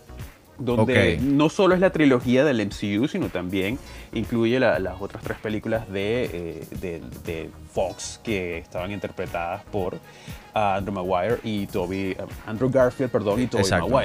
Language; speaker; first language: Spanish; native; Spanish